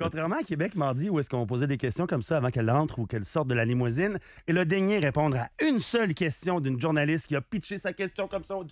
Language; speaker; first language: French; native; French